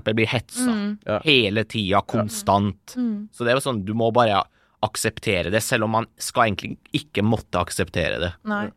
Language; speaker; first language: Norwegian; early bilingual, other home language; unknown